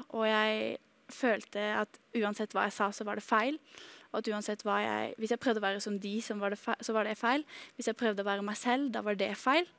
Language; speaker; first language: Norwegian; native; Norwegian